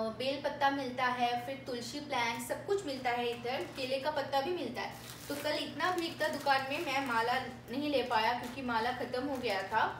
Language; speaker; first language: Hindi; non-native, local second language; Bangla